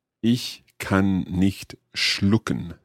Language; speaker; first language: German; non-native, learner; English